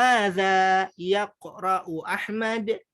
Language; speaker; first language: Arabic; non-native, learner; Indonesian